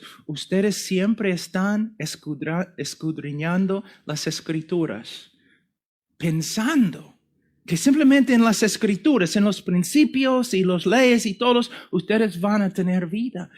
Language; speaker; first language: Spanish; non-native, fluent; English